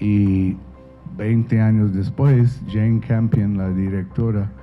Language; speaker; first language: Spanish; non-native, fluent; English